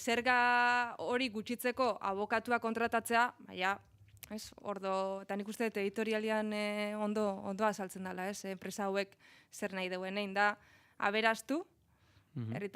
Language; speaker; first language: Basque; native; Basque